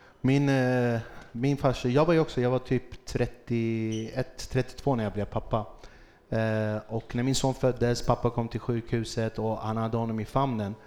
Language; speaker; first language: Swedish; early bilingual, other home language; Kurdish